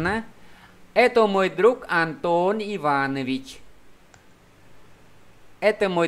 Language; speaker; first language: Russian; non-native, fluent; Vietnamese